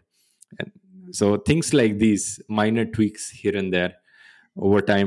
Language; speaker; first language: English; non-native, local second language; Hindi